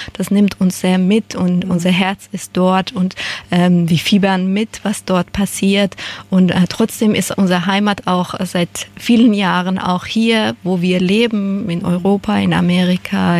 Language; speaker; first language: German; non-native, fluent; Persian